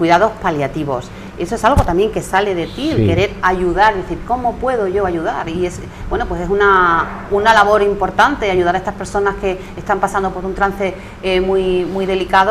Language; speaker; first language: Spanish; native; Spanish